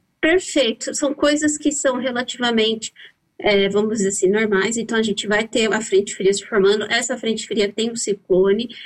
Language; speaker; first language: Portuguese; native; Portuguese